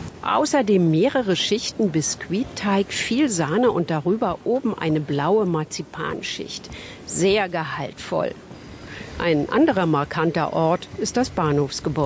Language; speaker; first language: German; native; German